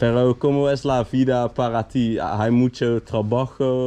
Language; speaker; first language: Spanish; non-native, learner; Dutch